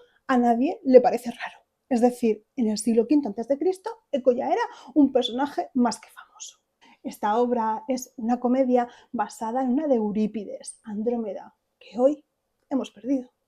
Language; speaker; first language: Spanish; native; Spanish